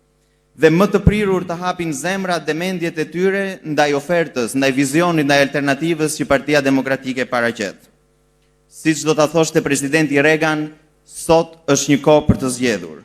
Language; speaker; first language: Albanian; native; Albanian